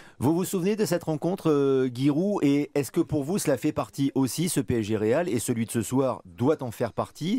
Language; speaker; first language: French; native; French